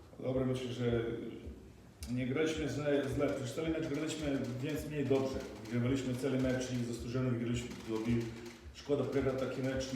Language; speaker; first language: Polish; non-native, learner; Croatian